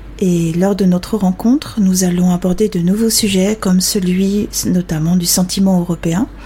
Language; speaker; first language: French; native; French